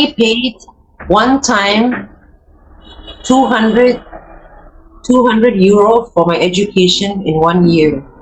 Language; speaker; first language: English; non-native, fluent; Italian